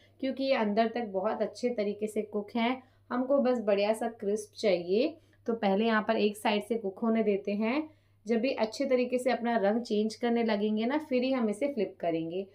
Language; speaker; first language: Hindi; non-native, local second language; Punjabi